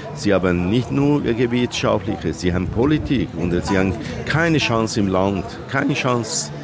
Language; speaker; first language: German; non-native, learner; Persian